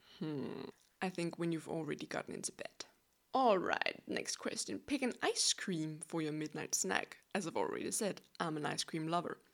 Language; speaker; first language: English; non-native, fluent; Danish